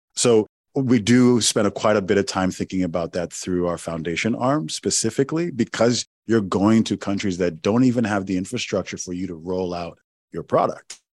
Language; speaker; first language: English; non-native, local second language; Igbo